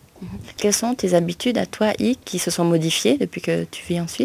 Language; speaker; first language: French; native; French